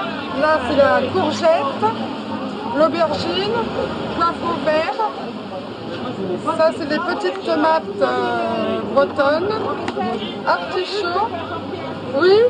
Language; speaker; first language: French; native; French